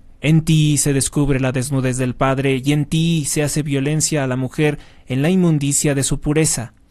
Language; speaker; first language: Spanish; native; Spanish